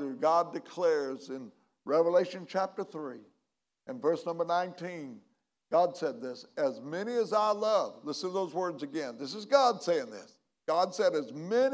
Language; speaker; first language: English; native; English